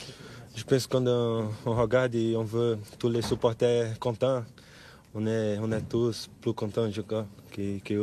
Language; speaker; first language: French; non-native, learner; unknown